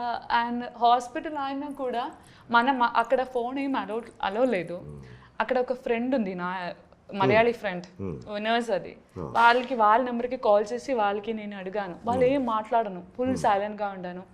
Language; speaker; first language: Telugu; non-native, learner; Malayalam